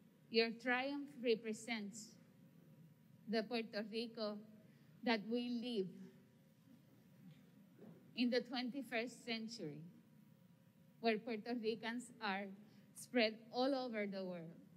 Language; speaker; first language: English; non-native, local second language; Spanish